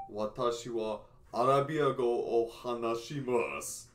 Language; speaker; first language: Japanese; non-native, learner; English